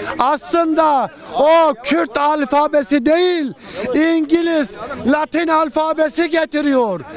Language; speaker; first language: Turkish; native; Turkish